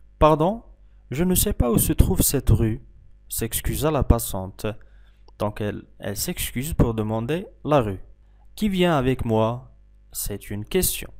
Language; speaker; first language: French; non-native, local second language; Arabic